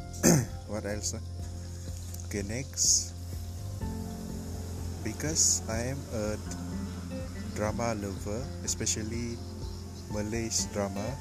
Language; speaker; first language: English; non-native, local second language; Malay